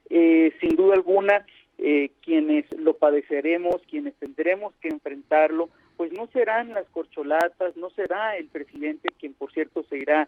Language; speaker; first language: Spanish; native; Spanish